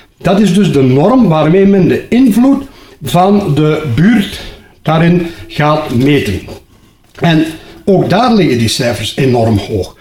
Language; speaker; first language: Dutch; native; Dutch